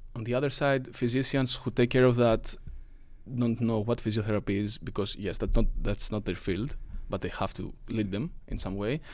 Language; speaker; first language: English; non-native, fluent; Greek